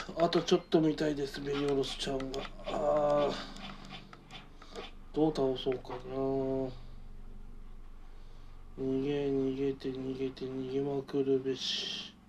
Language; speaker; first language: Japanese; native; Japanese